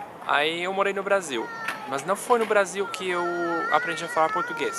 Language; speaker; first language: Portuguese; non-native, fluent; Spanish